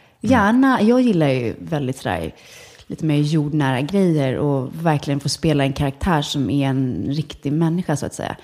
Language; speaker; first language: Swedish; native; Swedish